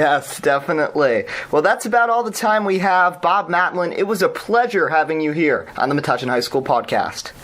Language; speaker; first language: English; native; English